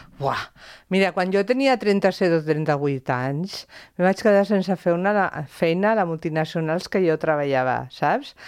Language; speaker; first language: Catalan; non-native, local second language; Spanish